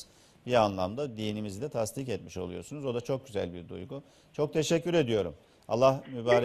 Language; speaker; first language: Turkish; native; Turkish